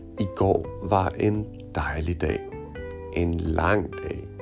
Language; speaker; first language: Danish; non-native, fluent; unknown